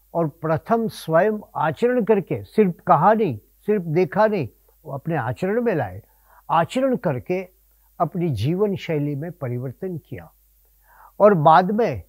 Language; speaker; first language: Hindi; non-native, local second language; Gujarati